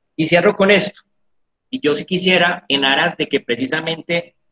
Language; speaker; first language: Spanish; native; Spanish